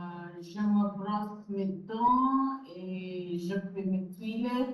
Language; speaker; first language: French; non-native, learner; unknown